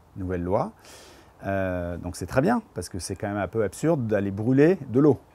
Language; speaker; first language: French; native; French